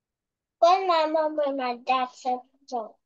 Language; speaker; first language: English; non-native, learner; Vietnamese